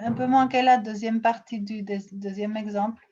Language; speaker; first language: French; non-native, fluent; Spanish